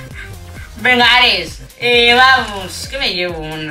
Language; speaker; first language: Spanish; native; Spanish